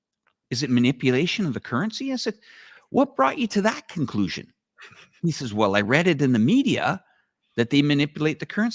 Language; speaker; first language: English; native; English